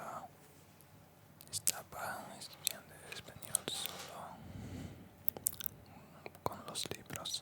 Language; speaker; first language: Spanish; non-native, learner; Russian